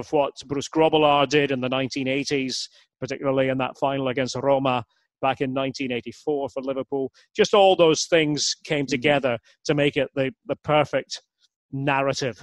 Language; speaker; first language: English; native; English